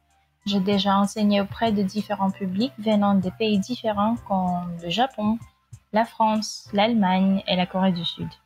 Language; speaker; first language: French; non-native, fluent; Filipino